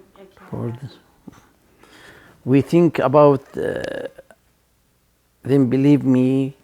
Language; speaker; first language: English; non-native, learner; Arabic